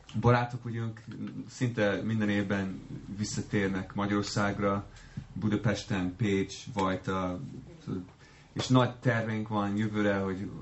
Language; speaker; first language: Hungarian; non-native, fluent; English